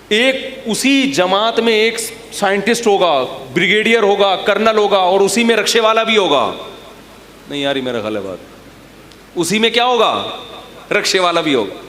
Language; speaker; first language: Urdu; native; Urdu